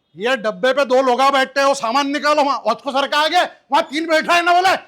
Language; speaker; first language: Hindi; non-native, local second language; Marathi